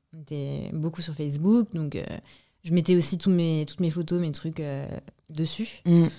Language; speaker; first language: French; native; French